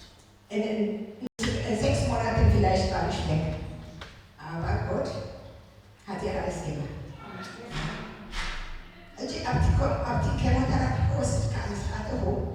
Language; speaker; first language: German; non-native, learner; Tigrinya